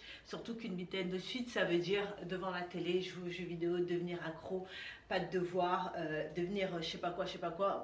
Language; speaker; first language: French; native; French